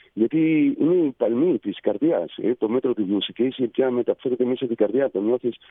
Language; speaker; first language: Greek; non-native, fluent; Spanish